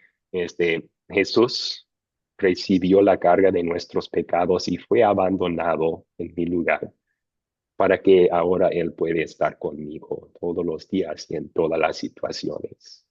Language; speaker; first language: Spanish; non-native, fluent; English